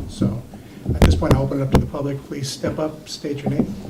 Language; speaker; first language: English; early bilingual, other home language; Spanish